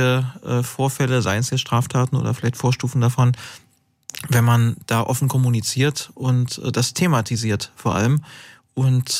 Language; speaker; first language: German; native; German